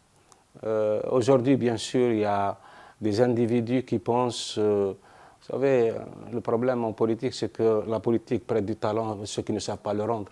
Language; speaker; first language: French; non-native, local second language; Arabic